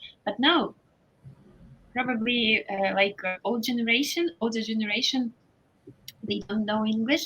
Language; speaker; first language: English; non-native, fluent; Russian